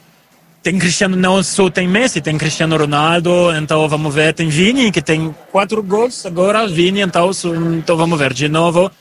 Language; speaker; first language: Portuguese; non-native, fluent; French